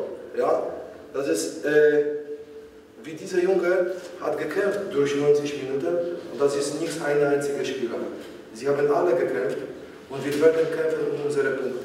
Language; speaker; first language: German; non-native, learner; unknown